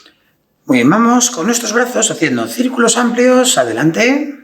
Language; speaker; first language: Spanish; native; Spanish